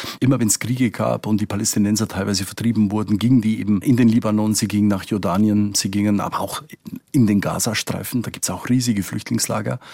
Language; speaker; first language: German; native; German